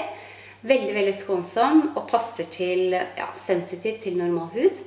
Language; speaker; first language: Norwegian; native; Norwegian